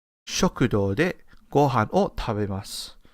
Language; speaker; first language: Japanese; non-native, fluent; English